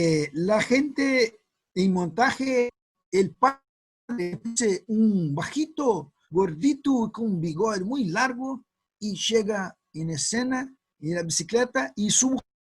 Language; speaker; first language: Spanish; non-native, fluent; Portuguese